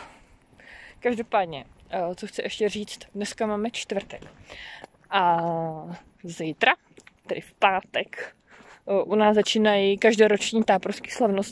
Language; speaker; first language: Czech; native; Czech